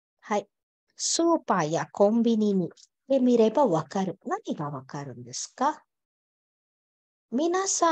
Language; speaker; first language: Japanese; non-native, fluent; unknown